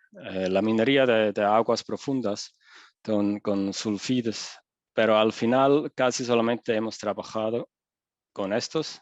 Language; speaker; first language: Spanish; non-native, fluent; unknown